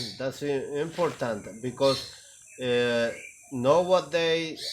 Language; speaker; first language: English; non-native, learner; Spanish